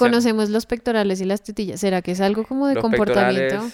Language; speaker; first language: Spanish; native; Spanish